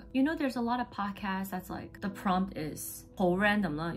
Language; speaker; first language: English; non-native, local second language; Cantonese